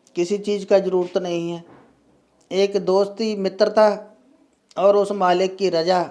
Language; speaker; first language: Hindi; non-native, local second language; Punjabi